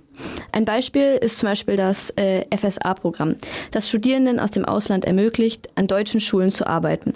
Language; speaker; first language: German; native; German